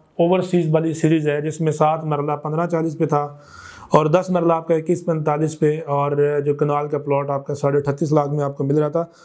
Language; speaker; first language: Urdu; non-native, local second language; Punjabi